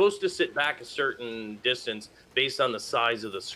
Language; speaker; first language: English; native; English